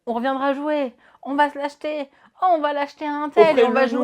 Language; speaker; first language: French; native; French